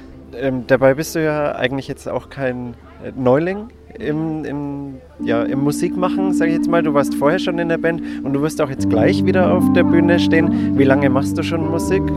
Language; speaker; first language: German; native; German